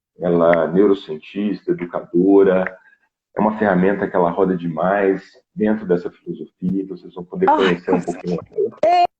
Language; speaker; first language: Portuguese; native; Portuguese